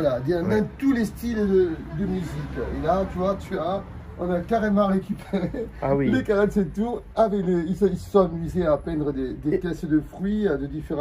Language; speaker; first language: French; native; French